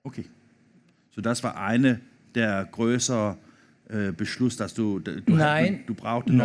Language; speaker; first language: German; non-native, learner; Danish